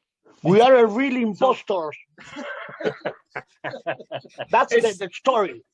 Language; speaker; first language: English; non-native, learner; Spanish